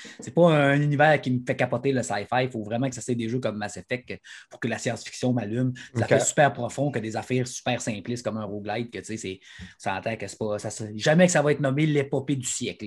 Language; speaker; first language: French; native; French